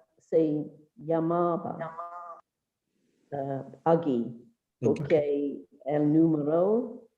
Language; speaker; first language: Spanish; non-native, learner; English